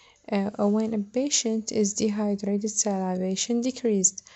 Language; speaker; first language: English; non-native, fluent; Arabic